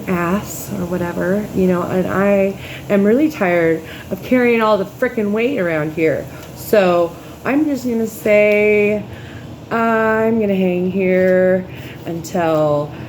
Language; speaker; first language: English; native; English